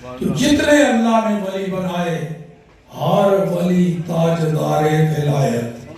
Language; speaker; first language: Urdu; non-native, local second language; Punjabi